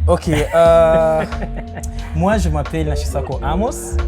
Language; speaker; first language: French; non-native, learner; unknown